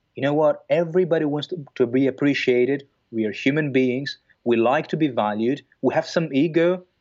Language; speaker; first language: English; non-native, fluent; Greek